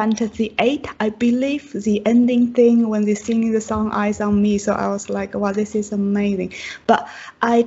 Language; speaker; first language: English; non-native, fluent; Chinese